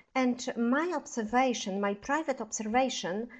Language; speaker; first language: English; non-native, fluent; Polish